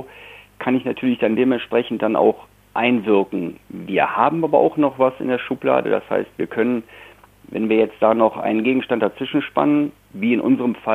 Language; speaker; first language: German; native; German